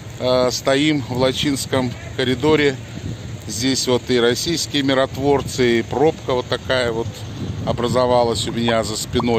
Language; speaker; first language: Russian; native; Russian